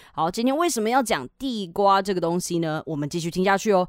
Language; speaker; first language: Chinese; native; Chinese